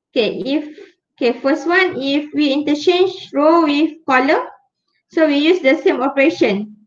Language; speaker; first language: English; non-native, local second language; Malay